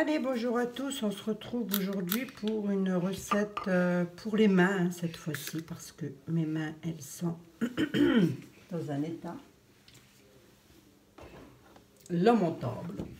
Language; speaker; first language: French; native; French